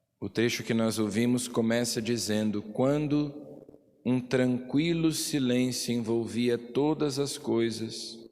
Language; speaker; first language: Portuguese; native; Portuguese